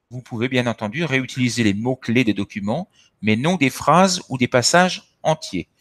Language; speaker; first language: French; native; French